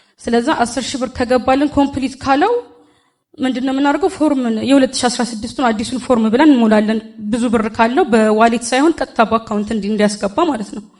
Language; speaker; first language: Amharic; native; Amharic